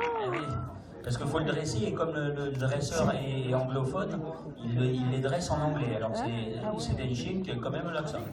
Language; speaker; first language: French; native; French